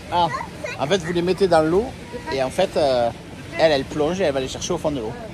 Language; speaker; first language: French; native; French